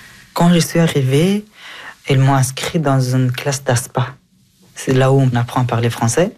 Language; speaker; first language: French; early bilingual, other home language; Persian